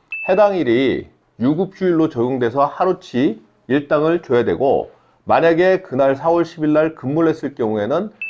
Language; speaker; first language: Korean; native; Korean